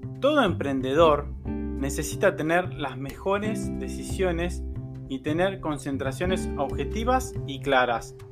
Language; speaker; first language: Spanish; native; Spanish